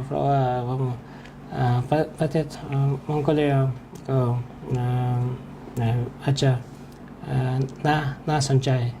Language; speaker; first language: Thai; non-native, learner; Mongolian